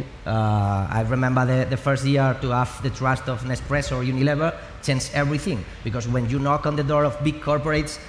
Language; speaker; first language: English; non-native, learner; Spanish